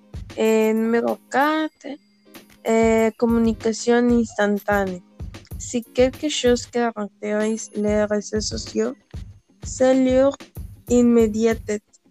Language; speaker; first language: French; non-native, learner; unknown